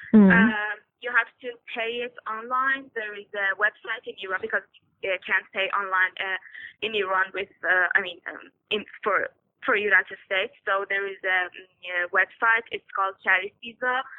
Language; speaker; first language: English; non-native, fluent; Persian